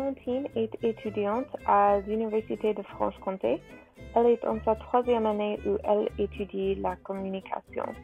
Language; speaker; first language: French; non-native, learner; English